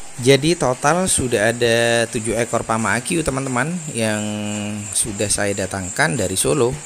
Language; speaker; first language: Indonesian; native; Indonesian